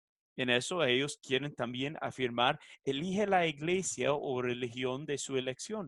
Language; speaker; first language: Spanish; non-native, fluent; English